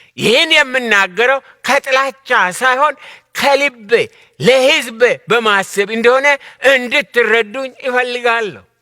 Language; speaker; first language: Amharic; non-native, local second language; Oromo